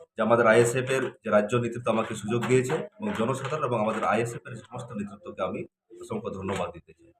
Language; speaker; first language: Bangla; non-native, local second language; Santali